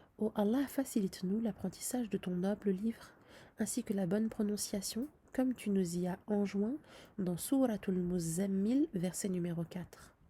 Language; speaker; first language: French; native; French